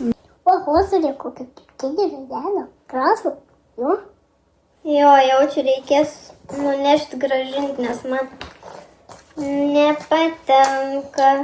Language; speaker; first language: Lithuanian; early bilingual, heritage; Lithuanian